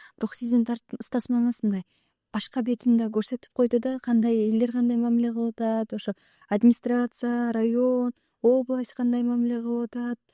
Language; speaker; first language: Kyrgyz; native; Kyrgyz